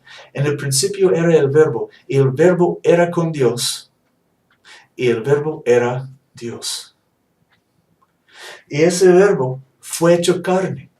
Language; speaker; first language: Spanish; non-native, fluent; English